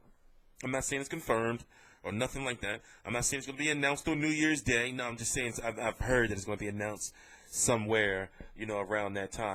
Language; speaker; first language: English; native; English